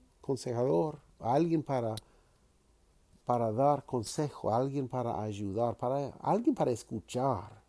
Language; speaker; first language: Spanish; non-native, fluent; English